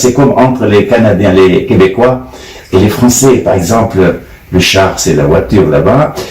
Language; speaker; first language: French; non-native, fluent; Arabic